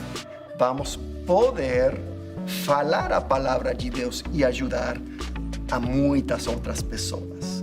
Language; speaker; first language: Portuguese; non-native, fluent; English